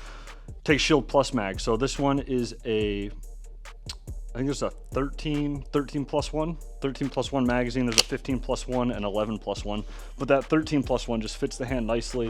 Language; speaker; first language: English; native; English